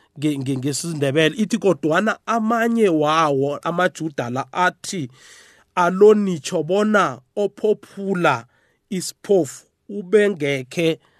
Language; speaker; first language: Zulu; non-native, local second language; South Ndebele